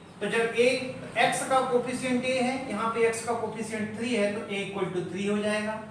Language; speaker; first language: Hindi; native; Hindi